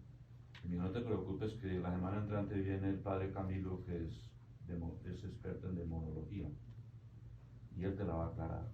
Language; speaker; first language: Spanish; native; Spanish